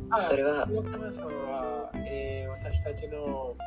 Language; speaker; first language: Japanese; non-native, learner; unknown